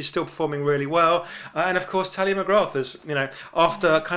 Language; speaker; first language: English; native; English